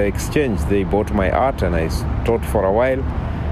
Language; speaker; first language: English; non-native, local second language; Masai